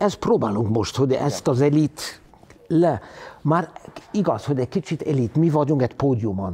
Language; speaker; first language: Hungarian; non-native, learner; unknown